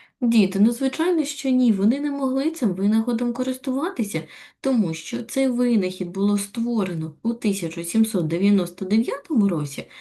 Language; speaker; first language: Ukrainian; native; Ukrainian